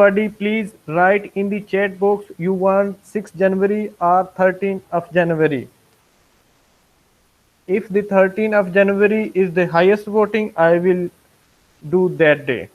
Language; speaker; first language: English; non-native, fluent; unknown